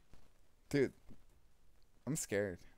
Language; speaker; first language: English; native; English